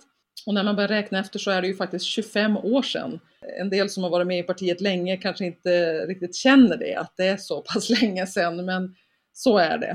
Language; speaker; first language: Swedish; native; Swedish